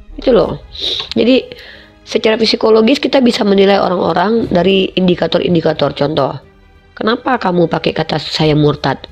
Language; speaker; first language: Indonesian; native; Indonesian